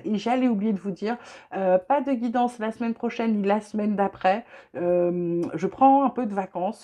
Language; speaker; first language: French; native; French